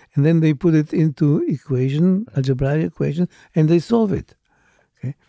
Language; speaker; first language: English; non-native, fluent; Hebrew